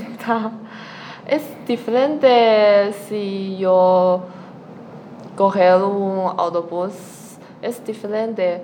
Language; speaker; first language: Spanish; non-native, learner; Chinese